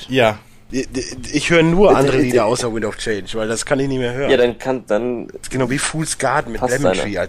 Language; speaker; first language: German; native; German